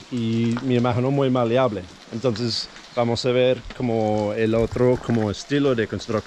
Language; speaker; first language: Spanish; non-native, fluent; English